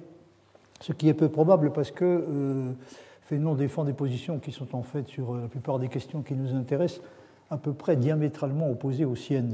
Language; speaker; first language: French; native; French